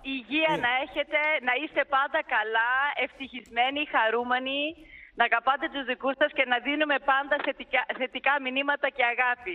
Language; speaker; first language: Greek; early bilingual, heritage; Greek